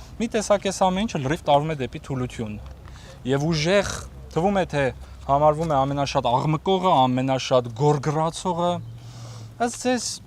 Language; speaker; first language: Armenian; native; Armenian